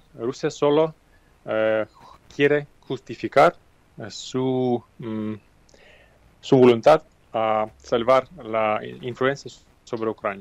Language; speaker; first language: Spanish; non-native, fluent; Ukrainian